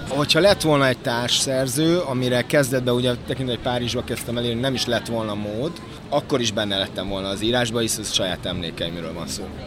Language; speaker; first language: Hungarian; native; Hungarian